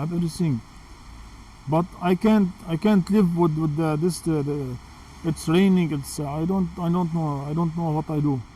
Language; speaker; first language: English; non-native, learner; Arabic